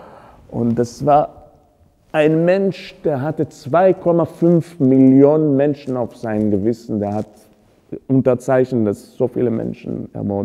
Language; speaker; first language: German; non-native, fluent; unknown